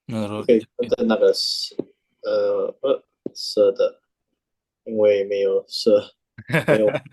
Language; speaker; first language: Chinese; non-native, learner; Indonesian